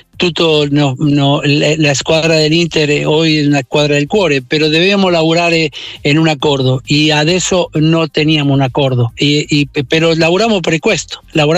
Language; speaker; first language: Italian; non-native, learner; Spanish